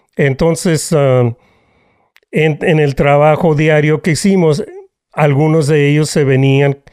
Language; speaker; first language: Spanish; early bilingual, heritage; Spanish